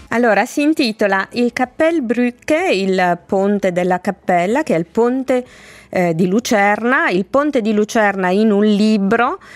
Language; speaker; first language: Italian; native; Italian